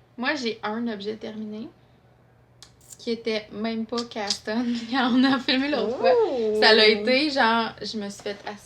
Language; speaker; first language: French; native; French